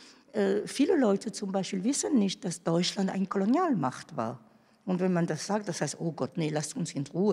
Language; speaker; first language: German; non-native, fluent; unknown